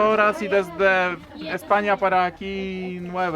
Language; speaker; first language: Spanish; non-native, learner; Polish